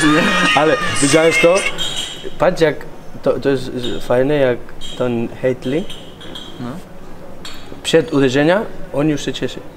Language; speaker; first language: Polish; non-native, learner; Spanish